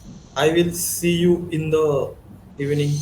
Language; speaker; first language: English; non-native, learner; Hindi